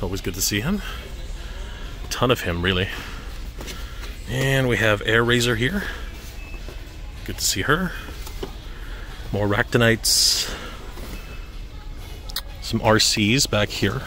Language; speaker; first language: English; native; English